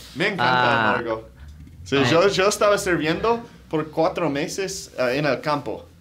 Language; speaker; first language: Spanish; non-native, learner; English